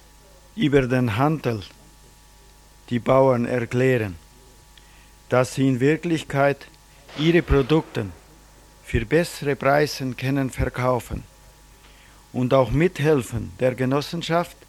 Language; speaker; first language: German; early bilingual, heritage; German